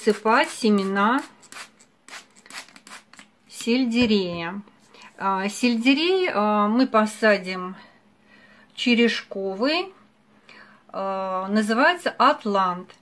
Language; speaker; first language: Russian; native; Russian